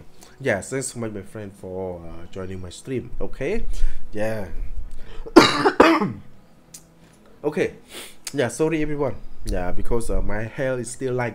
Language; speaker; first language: English; non-native, learner; Khmer